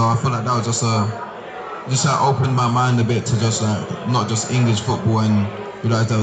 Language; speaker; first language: English; native; English